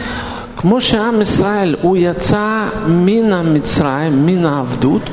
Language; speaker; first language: Hebrew; non-native, fluent; Russian